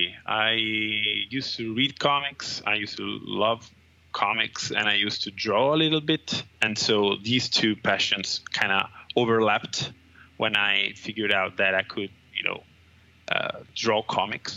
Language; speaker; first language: English; non-native, fluent; Italian